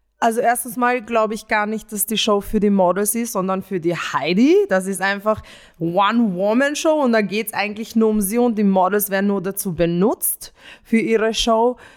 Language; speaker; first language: German; early bilingual, other home language; Romanian